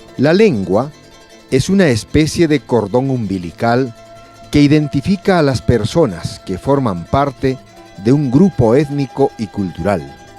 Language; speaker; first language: Spanish; native; Spanish